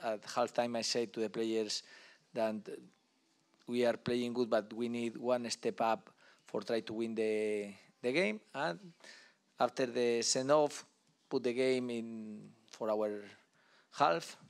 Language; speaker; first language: English; non-native, learner; Spanish